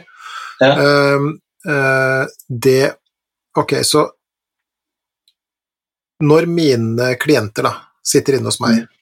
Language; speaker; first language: Norwegian; native; Norwegian